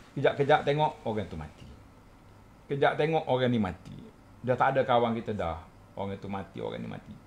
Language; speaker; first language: Malay; native; Malay